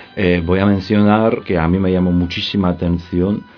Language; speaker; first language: Spanish; non-native, fluent; Polish